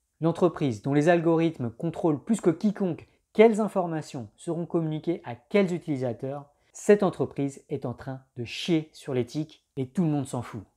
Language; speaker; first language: French; native; French